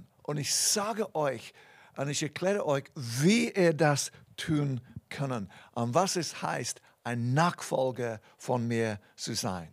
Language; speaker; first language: German; non-native, fluent; English